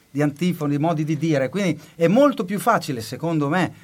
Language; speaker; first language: Italian; native; Italian